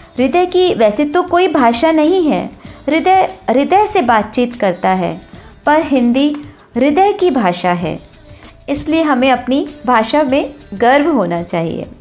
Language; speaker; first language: Hindi; native; Hindi